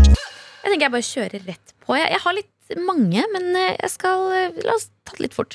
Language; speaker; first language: Norwegian; early bilingual, other home language; Kurdish